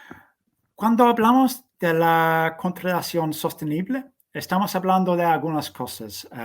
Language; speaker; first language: Spanish; non-native, fluent; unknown